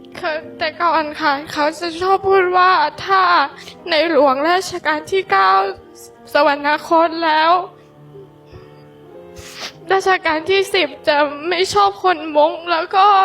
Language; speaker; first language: Thai; non-native, local second language; Hmong